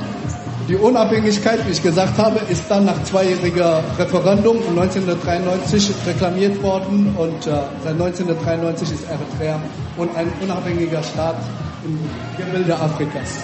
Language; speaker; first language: German; early bilingual, other home language; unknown